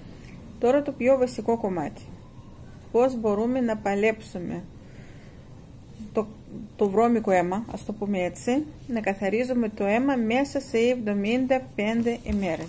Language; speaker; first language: Greek; non-native, fluent; Russian